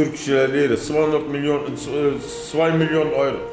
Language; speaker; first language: German; early bilingual, other home language; Turkish